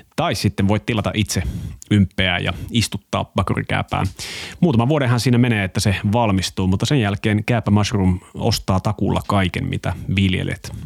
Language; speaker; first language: Finnish; native; Finnish